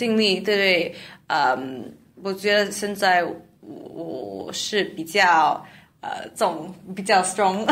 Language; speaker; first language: Chinese; non-native, learner; English